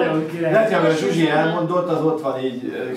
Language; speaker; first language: Hungarian; native; Hungarian